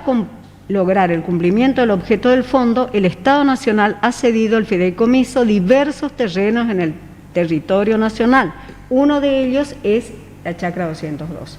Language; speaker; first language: Spanish; native; Spanish